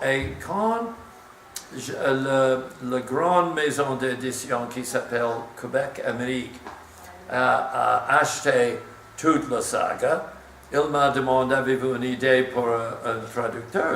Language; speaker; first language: French; non-native, learner; English